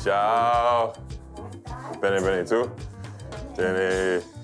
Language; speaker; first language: Italian; non-native, learner; English